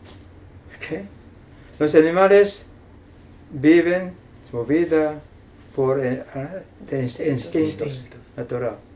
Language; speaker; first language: Spanish; non-native, fluent; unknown